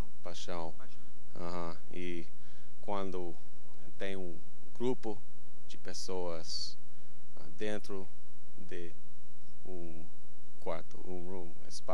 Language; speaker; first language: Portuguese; non-native, learner; English